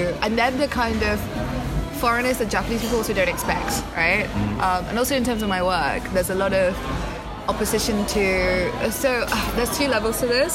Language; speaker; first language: English; early bilingual, other home language; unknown